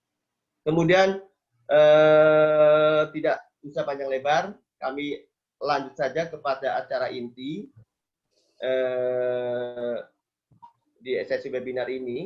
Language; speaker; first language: Indonesian; native; Indonesian